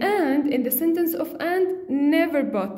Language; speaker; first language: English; non-native, fluent; Arabic